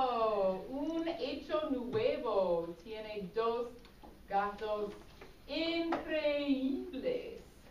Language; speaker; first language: Spanish; non-native, fluent; English